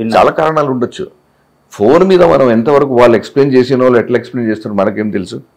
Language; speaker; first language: Telugu; non-native, local second language; Hindi